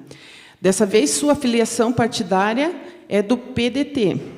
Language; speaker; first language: Portuguese; native; Portuguese